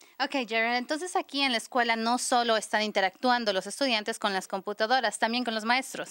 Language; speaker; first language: Spanish; native; Spanish